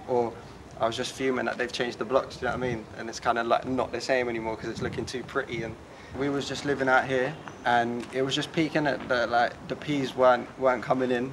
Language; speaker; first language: English; early bilingual, other home language; Polish